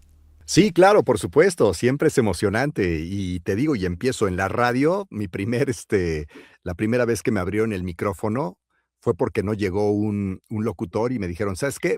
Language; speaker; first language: Spanish; native; Spanish